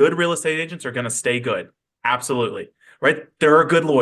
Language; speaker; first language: English; native; English